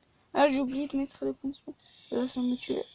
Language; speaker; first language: French; non-native, learner; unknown